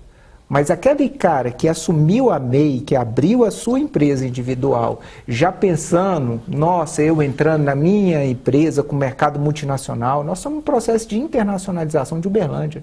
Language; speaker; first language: Portuguese; native; Portuguese